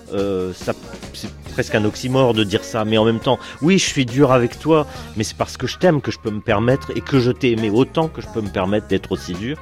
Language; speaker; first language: French; native; French